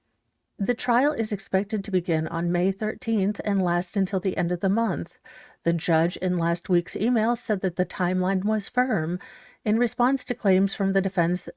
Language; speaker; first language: English; native; English